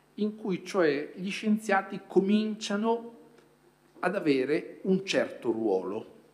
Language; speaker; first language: Italian; native; Italian